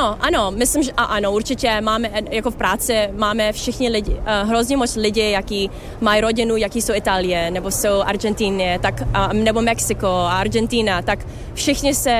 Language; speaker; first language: Czech; early bilingual, heritage; Czech